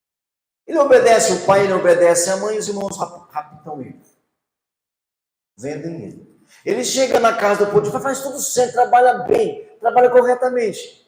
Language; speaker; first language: Portuguese; native; Portuguese